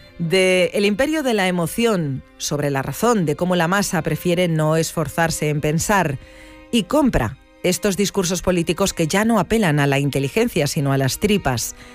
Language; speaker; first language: Spanish; native; Spanish